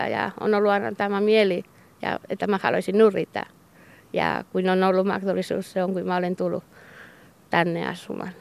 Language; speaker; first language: Finnish; non-native, learner; Basque